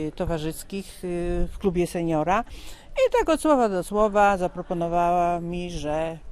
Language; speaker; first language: Polish; native; Polish